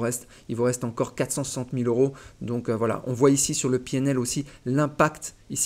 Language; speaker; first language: French; native; French